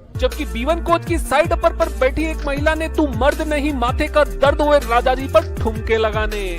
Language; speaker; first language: Hindi; native; Hindi